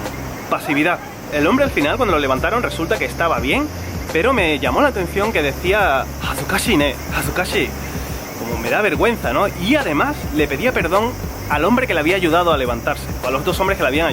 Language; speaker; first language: Spanish; native; Spanish